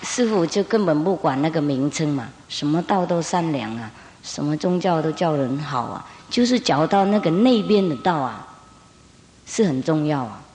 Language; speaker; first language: Chinese; non-native, fluent; Vietnamese